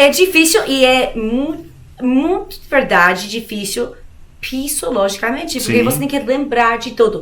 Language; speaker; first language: Portuguese; non-native, fluent; Spanish